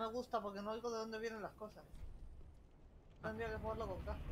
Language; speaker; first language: Spanish; native; Spanish